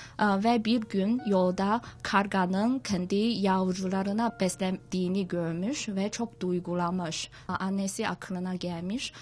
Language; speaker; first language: Turkish; non-native, fluent; Chinese